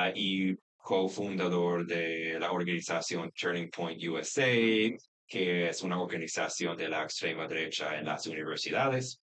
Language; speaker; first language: Spanish; non-native, fluent; English